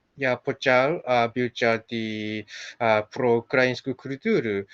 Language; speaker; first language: Ukrainian; non-native, learner; Japanese